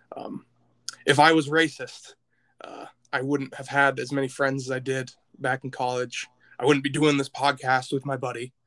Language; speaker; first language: English; native; English